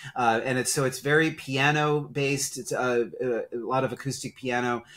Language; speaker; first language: English; native; English